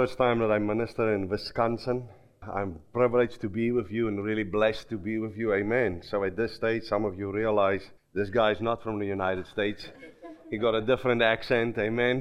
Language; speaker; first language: English; non-native, local second language; Afrikaans